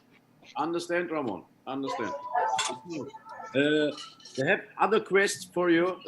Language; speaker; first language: English; non-native, learner; Turkish